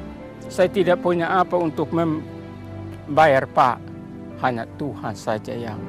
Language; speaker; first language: Indonesian; non-native, local second language; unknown